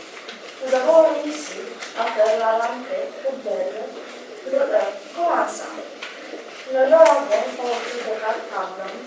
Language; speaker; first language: French; non-native, learner; Romanian